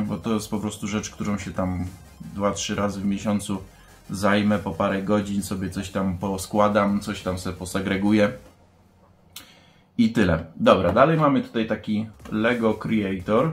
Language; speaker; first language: Polish; native; Polish